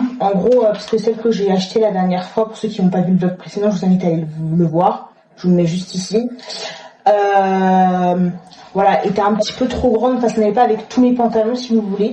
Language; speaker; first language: French; native; French